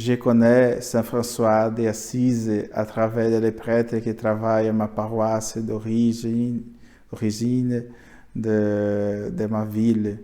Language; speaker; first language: French; non-native, learner; Portuguese